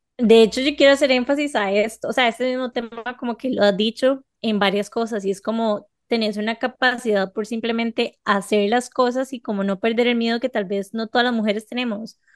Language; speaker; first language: Spanish; native; Spanish